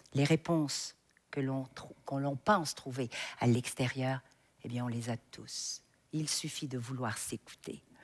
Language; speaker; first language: French; native; French